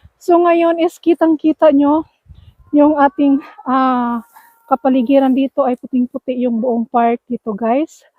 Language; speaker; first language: Filipino; non-native, local second language; Cebuano